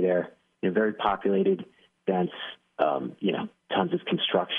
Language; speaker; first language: English; native; English